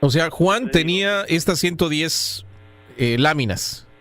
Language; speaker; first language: Spanish; native; Spanish